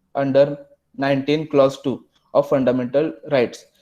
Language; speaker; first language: English; non-native, local second language; Marathi